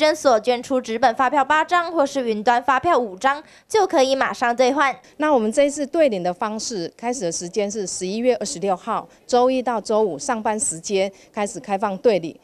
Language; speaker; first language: Chinese; native; Chinese